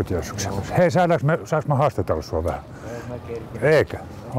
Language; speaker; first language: Finnish; native; Finnish